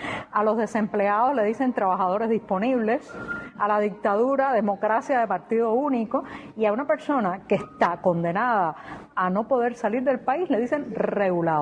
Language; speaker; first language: Spanish; native; Spanish